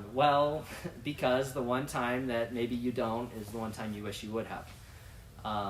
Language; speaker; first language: English; native; English